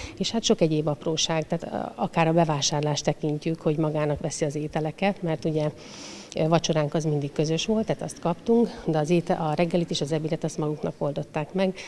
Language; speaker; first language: Hungarian; native; Hungarian